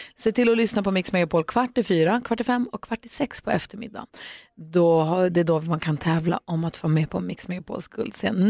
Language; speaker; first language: Swedish; native; Swedish